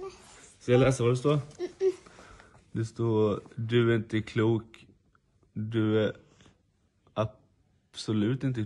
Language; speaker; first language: Swedish; native; Swedish